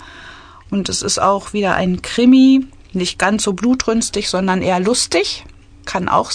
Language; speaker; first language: German; native; German